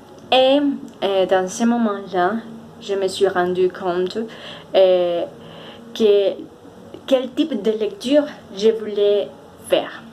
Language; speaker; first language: French; non-native, fluent; Spanish